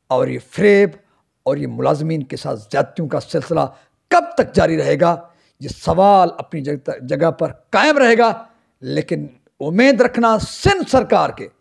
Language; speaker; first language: Urdu; non-native, local second language; Sindhi